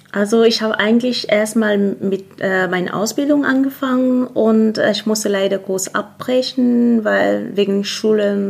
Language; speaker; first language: German; non-native, fluent; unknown